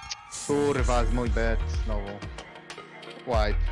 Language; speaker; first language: Polish; native; Polish